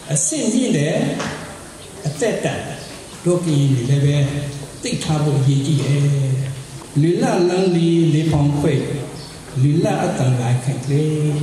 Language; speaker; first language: Burmese; non-native, local second language; S'gaw Karen